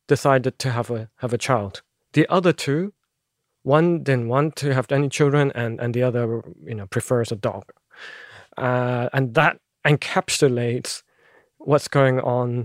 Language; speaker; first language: English; non-native, local second language; Cantonese